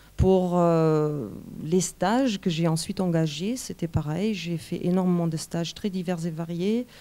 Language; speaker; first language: French; non-native, fluent; German